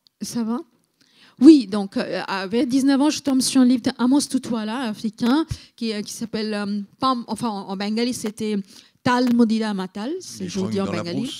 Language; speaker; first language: French; non-native, fluent; Bangla